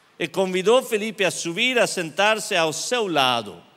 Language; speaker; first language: Portuguese; non-native, learner; English